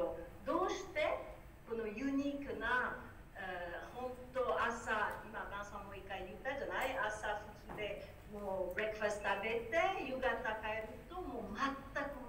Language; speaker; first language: Japanese; non-native, learner; French